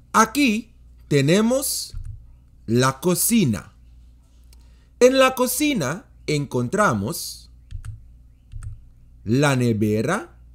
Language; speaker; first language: Spanish; non-native, fluent; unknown